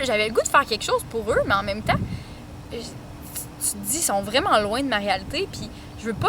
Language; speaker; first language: French; native; French